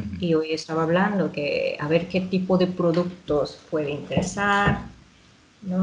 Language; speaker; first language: Spanish; non-native, fluent; Japanese